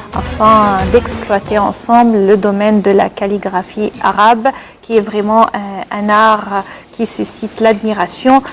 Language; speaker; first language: French; non-native, local second language; Arabic